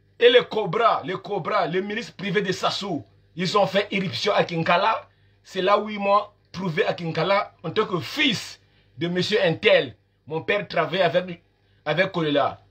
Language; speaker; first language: French; non-native, local second language; Lingala